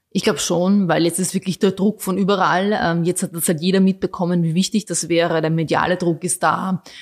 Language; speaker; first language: German; early bilingual, other home language; Bosnian